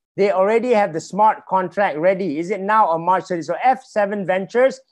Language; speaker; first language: English; non-native, local second language; Malay